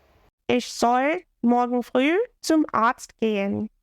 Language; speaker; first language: German; non-native, fluent; English